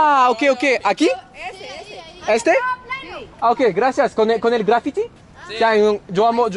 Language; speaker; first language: Spanish; non-native, learner; French